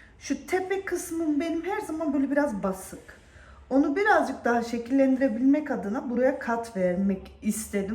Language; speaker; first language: Turkish; native; Turkish